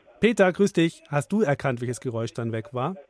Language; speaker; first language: German; native; German